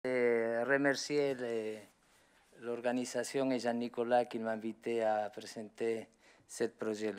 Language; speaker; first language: French; non-native, learner; Spanish